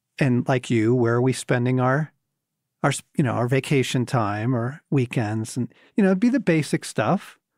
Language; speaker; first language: English; native; English